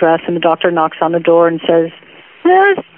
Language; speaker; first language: English; native; English